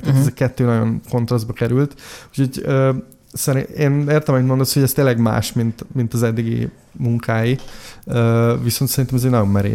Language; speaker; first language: Hungarian; native; Hungarian